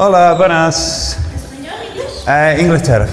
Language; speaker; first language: Spanish; non-native, learner; English